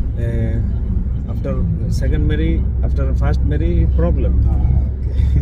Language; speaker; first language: English; non-native, learner; Bangla